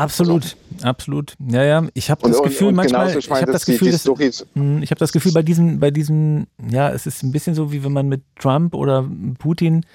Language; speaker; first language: German; native; German